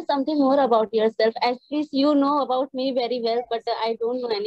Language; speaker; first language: English; non-native, learner; Hindi